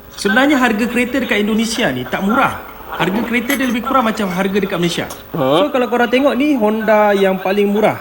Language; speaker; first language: Malay; native; Malay